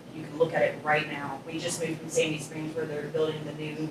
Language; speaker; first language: English; native; English